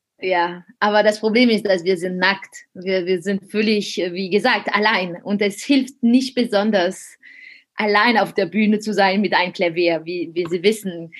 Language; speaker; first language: German; non-native, fluent; French